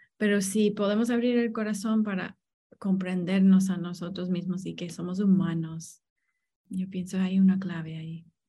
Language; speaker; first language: Spanish; non-native, fluent; English